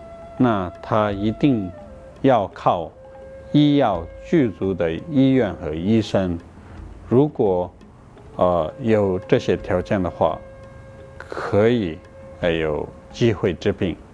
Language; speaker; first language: Chinese; non-native, fluent; Tibetan